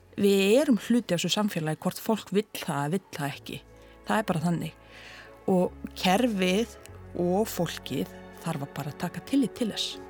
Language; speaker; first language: Icelandic; non-native, fluent; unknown